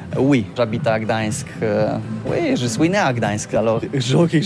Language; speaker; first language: French; non-native, learner; Polish